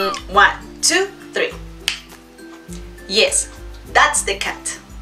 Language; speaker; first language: English; non-native, fluent; Spanish